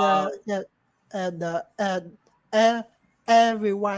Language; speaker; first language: English; non-native, learner; Vietnamese